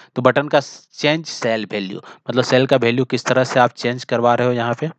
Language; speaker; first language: Hindi; native; Hindi